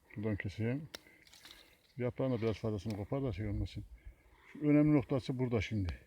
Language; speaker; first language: Turkish; native; Turkish